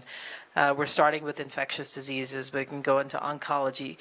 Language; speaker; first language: English; native; English